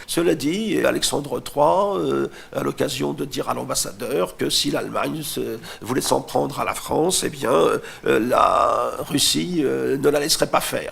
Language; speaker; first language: French; native; French